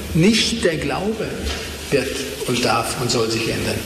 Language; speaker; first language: German; native; German